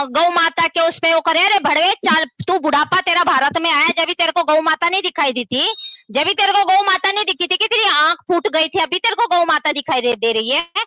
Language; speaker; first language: Hindi; native; Hindi